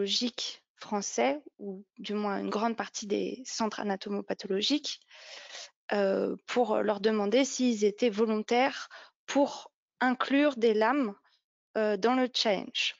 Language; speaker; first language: French; native; French